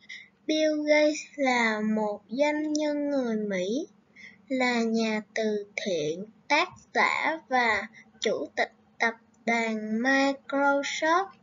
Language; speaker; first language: Vietnamese; native; Vietnamese